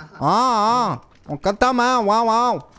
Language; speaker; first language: Spanish; non-native, learner; French